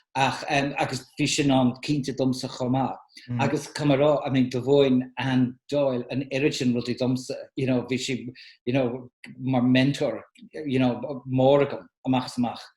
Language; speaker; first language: Irish; native; Irish